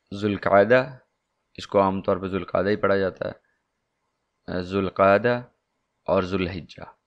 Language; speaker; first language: Urdu; non-native, local second language; Punjabi